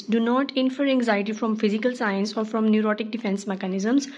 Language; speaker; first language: English; non-native, local second language; Urdu